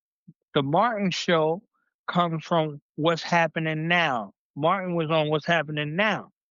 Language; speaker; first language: English; native; English